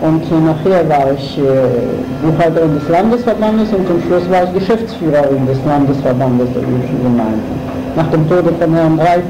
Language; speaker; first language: German; non-native, fluent; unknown